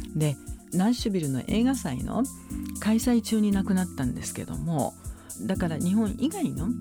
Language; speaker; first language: Japanese; native; Japanese